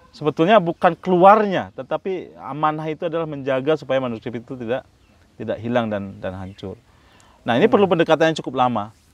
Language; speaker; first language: Indonesian; non-native, local second language; Minangkabau